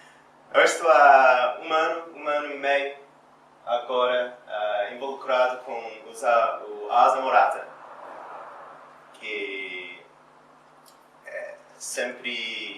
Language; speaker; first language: Portuguese; non-native, fluent; English